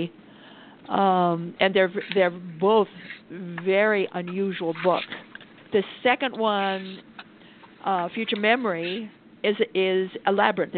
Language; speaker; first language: English; native; English